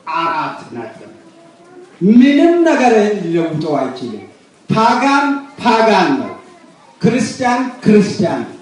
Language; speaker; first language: Amharic; non-native, local second language; Wolaytta